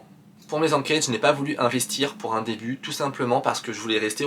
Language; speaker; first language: French; native; French